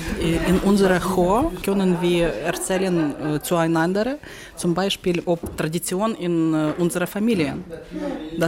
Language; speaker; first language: German; non-native, learner; Ukrainian